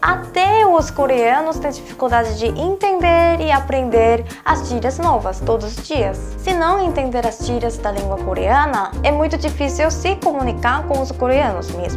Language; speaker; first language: Portuguese; non-native, fluent; Korean